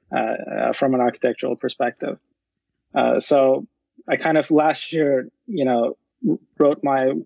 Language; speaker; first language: English; non-native, fluent; Turkish